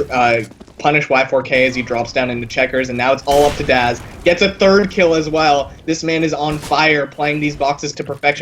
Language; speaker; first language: English; native; English